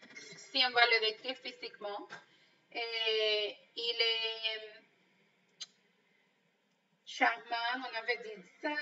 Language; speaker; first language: French; non-native, fluent; Spanish